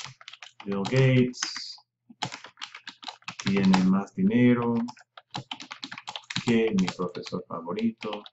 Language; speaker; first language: Spanish; non-native, fluent; English